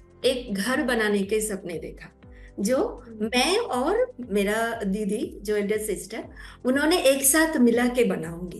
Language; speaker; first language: Hindi; non-native, local second language; Bangla